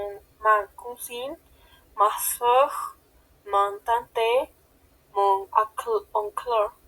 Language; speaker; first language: French; non-native, learner; Spanish